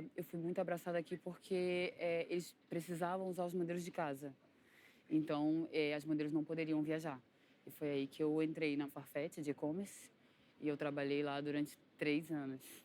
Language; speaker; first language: Portuguese; native; Portuguese